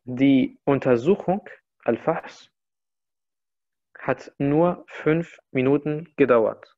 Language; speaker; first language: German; non-native, fluent; Arabic